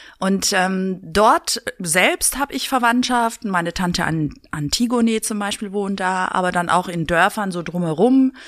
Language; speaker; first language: German; early bilingual, other home language; Greek